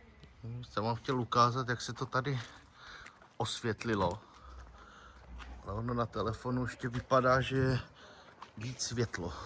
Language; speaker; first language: Czech; native; Czech